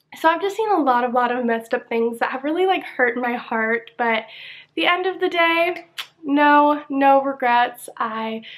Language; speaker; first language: English; native; English